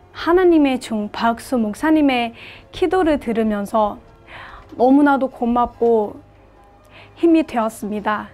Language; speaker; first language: Korean; non-native, fluent; Burmese